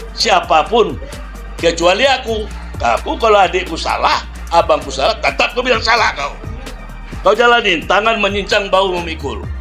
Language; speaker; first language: Indonesian; non-native, local second language; Minangkabau